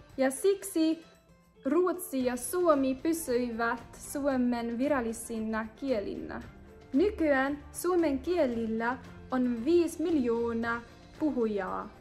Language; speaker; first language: Finnish; non-native, learner; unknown